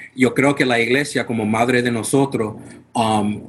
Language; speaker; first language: Spanish; non-native, fluent; English